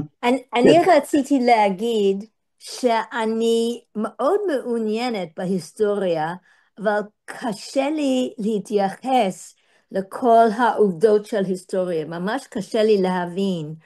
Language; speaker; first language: Hebrew; non-native, fluent; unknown